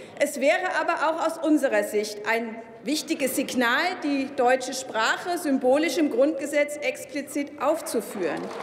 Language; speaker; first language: German; native; German